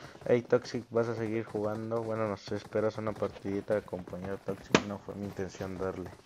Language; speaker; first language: Spanish; native; Spanish